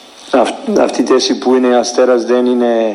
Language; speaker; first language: Greek; non-native, learner; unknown